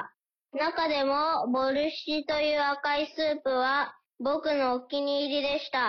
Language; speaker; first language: Japanese; early bilingual, heritage; Japanese